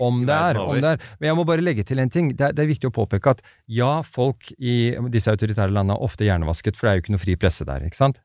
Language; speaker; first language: Norwegian; early bilingual, other home language; Persian